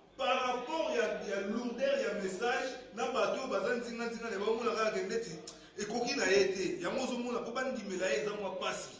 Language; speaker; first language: Lingala; non-native, local second language; Kongo